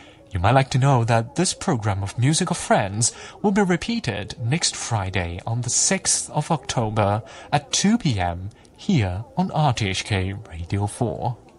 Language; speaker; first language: English; non-native, local second language; Cantonese